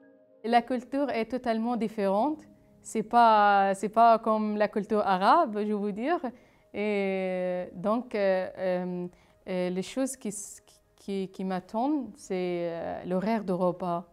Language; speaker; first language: French; non-native, fluent; Arabic